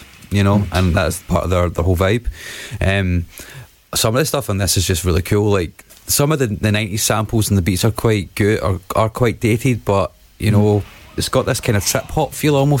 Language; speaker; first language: English; native; English